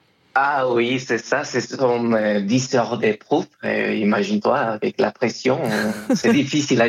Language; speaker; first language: French; non-native, fluent; Spanish